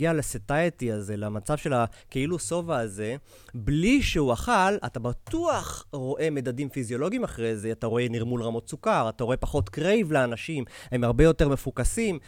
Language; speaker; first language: Hebrew; native; Hebrew